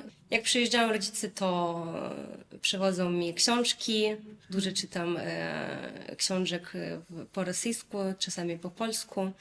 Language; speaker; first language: Polish; non-native, fluent; Russian